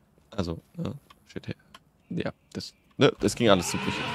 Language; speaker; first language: German; native; German